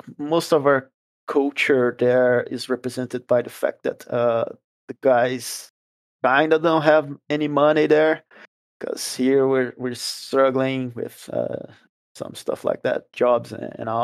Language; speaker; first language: English; non-native, fluent; Portuguese